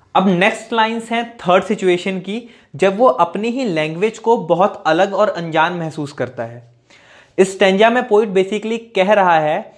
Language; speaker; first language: Hindi; native; Hindi